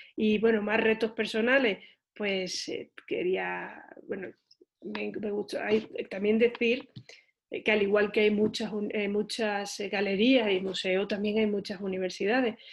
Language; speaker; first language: Spanish; native; Spanish